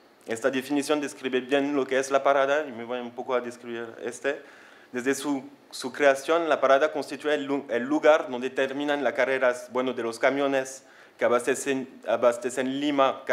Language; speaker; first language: Spanish; non-native, fluent; French